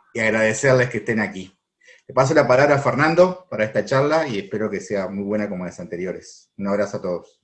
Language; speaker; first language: Spanish; native; Spanish